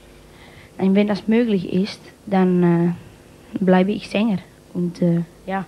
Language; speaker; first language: German; non-native, learner; Dutch